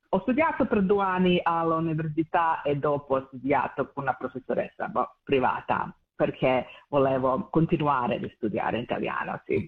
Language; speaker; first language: Italian; non-native, fluent; Serbian